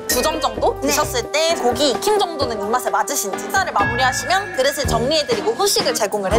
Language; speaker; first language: Korean; native; Korean